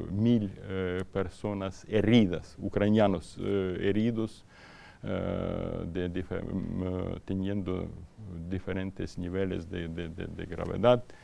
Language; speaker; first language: Spanish; non-native, fluent; Ukrainian